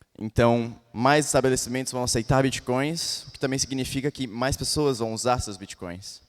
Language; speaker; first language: Portuguese; native; Portuguese